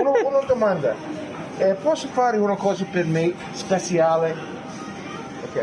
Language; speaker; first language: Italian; non-native, learner; English